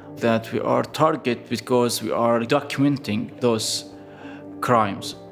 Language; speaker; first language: English; non-native, fluent; Arabic